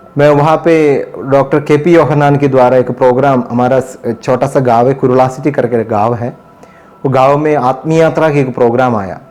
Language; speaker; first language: Hindi; non-native, local second language; Malayalam